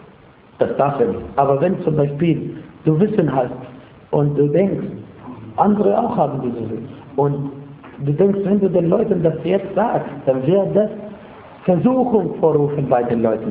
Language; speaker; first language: German; non-native, fluent; Arabic